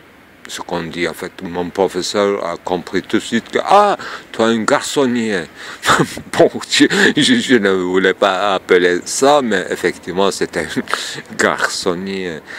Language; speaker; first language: French; non-native, fluent; Turkish